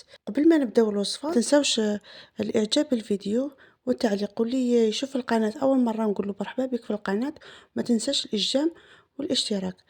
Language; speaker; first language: Arabic; native; Arabic